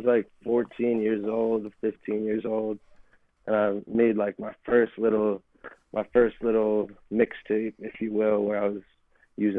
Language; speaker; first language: English; native; English